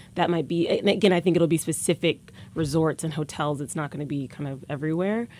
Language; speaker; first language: English; native; English